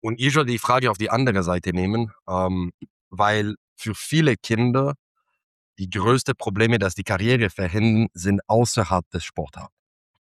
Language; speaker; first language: German; non-native, fluent; English